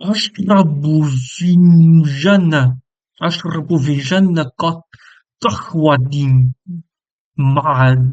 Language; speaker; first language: Arabic; non-native, learner; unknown